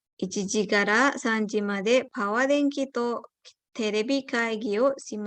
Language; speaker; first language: Japanese; non-native, fluent; Indonesian